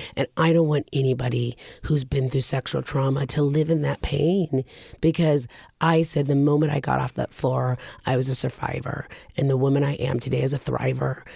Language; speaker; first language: English; early bilingual, other home language; Japanese